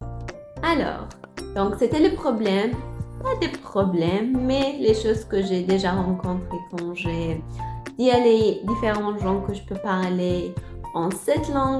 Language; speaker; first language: French; non-native, learner; Persian